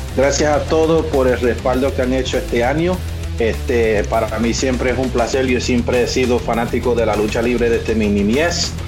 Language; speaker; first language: Spanish; native; Spanish